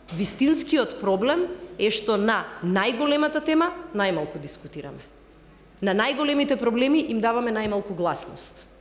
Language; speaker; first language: Macedonian; native; Macedonian